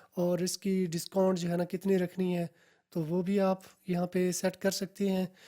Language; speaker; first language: Urdu; non-native, local second language; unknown